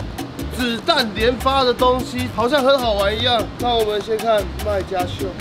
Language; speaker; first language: Chinese; native; Chinese